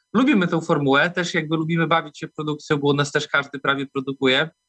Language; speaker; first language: Polish; native; Polish